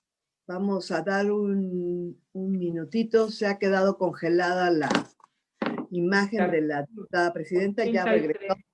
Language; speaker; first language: Spanish; native; Spanish